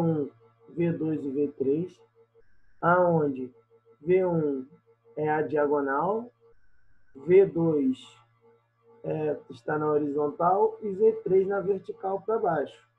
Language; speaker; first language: Portuguese; native; Portuguese